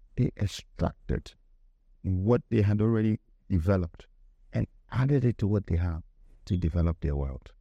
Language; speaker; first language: English; non-native, local second language; Akan